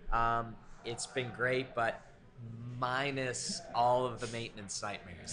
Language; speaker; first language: English; native; English